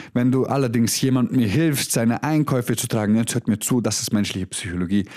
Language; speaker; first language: German; early bilingual, other home language; Croatian